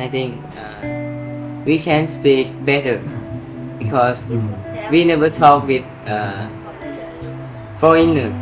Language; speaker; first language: English; non-native, learner; Thai